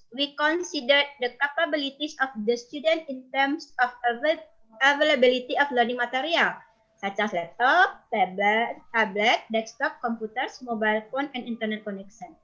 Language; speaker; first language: English; non-native, fluent; Indonesian